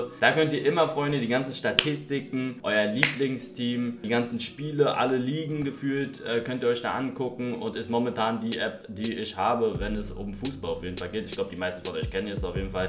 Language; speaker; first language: German; native; German